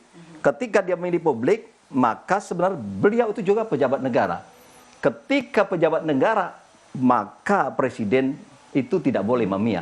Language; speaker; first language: Indonesian; native; Indonesian